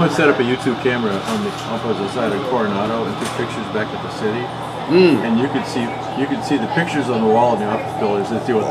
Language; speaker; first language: English; native; English